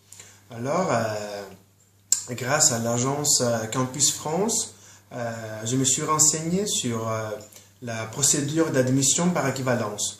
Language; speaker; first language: French; non-native, fluent; Greek